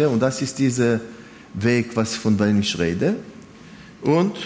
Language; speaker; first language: German; non-native, fluent; Hebrew